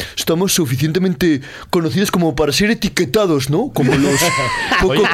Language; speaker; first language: Spanish; native; Spanish